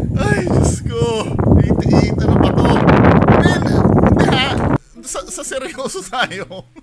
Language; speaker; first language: Filipino; native; Filipino